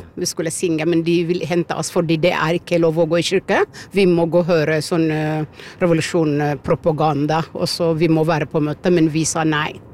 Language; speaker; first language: Norwegian; early bilingual, other home language; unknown